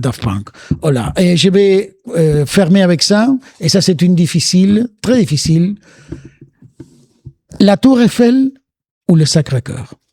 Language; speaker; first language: French; non-native, fluent; Spanish